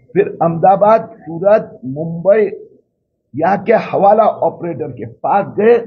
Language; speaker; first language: Hindi; non-native, local second language; Marathi